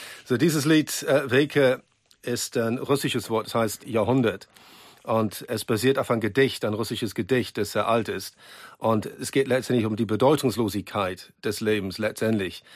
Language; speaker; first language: German; non-native, fluent; English